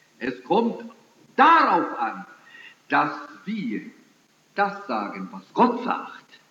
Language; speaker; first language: German; early bilingual, heritage; German